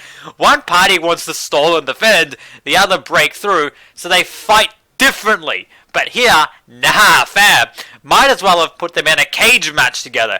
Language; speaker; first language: English; native; English